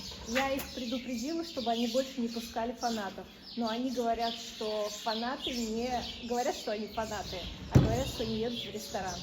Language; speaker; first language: Russian; native; Russian